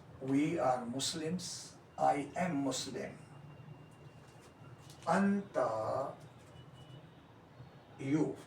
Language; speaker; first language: English; non-native, local second language; Hindi